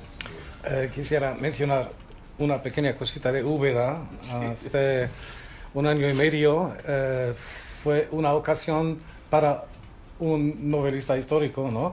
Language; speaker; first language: Spanish; non-native, fluent; German